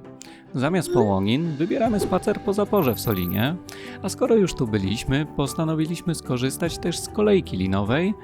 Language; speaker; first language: Polish; native; Polish